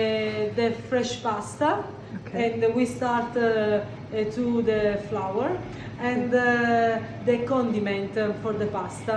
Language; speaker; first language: English; non-native, learner; Italian